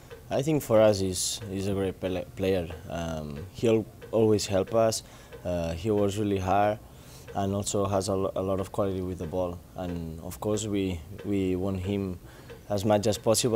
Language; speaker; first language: English; non-native, fluent; Spanish